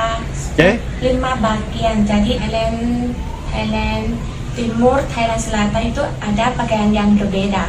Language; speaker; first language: Indonesian; non-native, learner; Thai